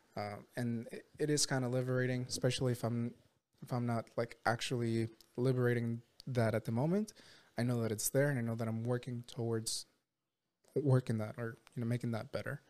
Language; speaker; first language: English; non-native, fluent; Spanish